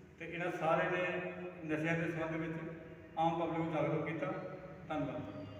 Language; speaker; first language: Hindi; non-native, local second language; Punjabi